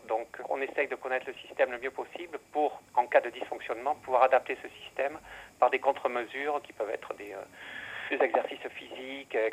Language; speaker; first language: French; native; French